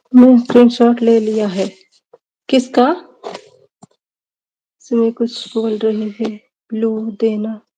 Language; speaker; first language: Hindi; non-native, local second language; Kannada